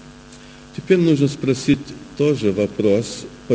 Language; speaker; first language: Russian; early bilingual, heritage; Russian